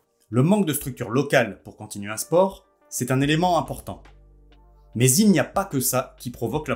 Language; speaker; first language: French; native; French